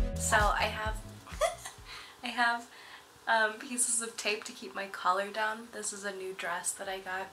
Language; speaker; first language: English; native; English